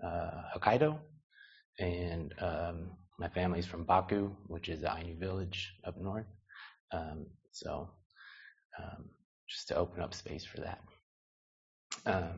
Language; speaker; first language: English; native; English